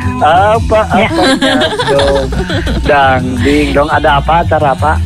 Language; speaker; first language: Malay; non-native, local second language; Sundanese